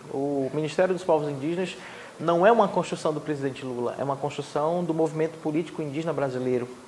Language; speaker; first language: Portuguese; non-native, local second language; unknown